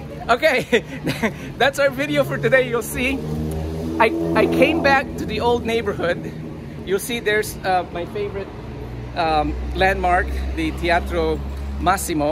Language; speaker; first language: English; non-native, local second language; Pangasinan